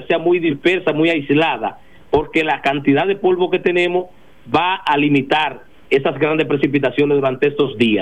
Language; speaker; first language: Spanish; native; Spanish